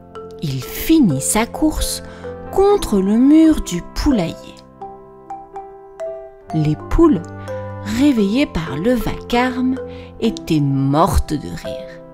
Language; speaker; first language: French; native; French